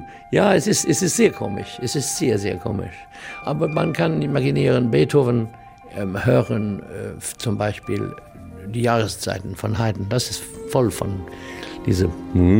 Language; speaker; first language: German; non-native, learner; English